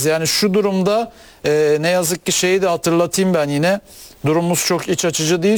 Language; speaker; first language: Turkish; native; Turkish